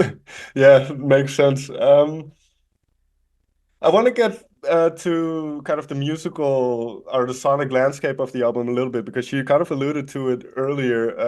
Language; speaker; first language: English; non-native, fluent; Dutch